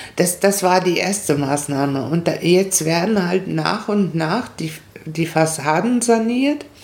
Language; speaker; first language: German; non-native, fluent; Spanish